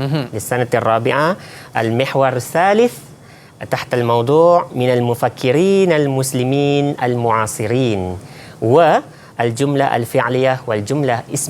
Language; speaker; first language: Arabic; non-native, fluent; Malay